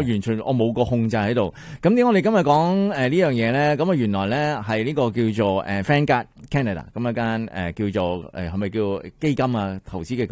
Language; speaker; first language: Cantonese; native; Cantonese